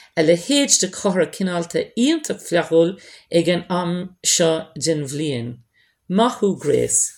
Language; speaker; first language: Irish; non-native, local second language; English